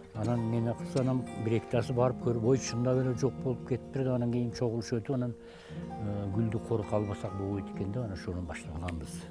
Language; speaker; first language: Kyrgyz; native; Kyrgyz